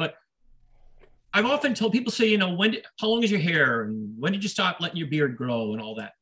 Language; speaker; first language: English; native; English